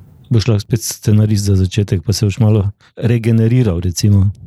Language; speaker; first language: Slovenian; native; Slovenian